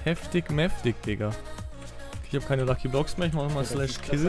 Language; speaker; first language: German; native; German